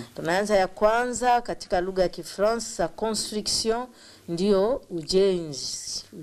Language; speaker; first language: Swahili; native; Swahili